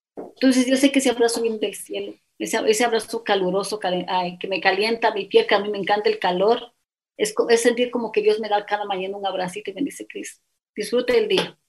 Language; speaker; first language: Spanish; native; Spanish